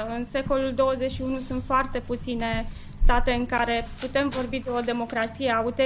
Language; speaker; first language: Romanian; native; Romanian